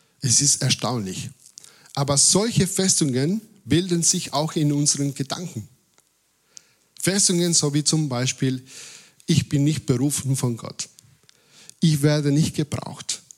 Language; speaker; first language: German; non-native, fluent; Spanish